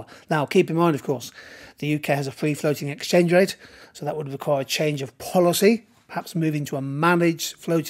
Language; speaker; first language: English; native; English